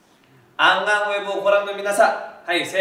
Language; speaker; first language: Japanese; non-native, fluent; Korean